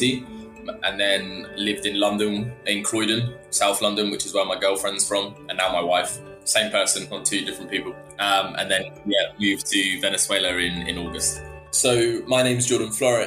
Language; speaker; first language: English; native; English